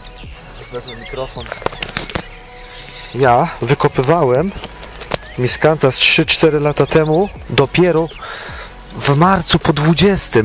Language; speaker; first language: Polish; native; Polish